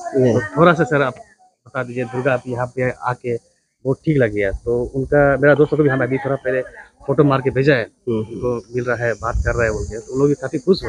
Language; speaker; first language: Hindi; non-native, local second language; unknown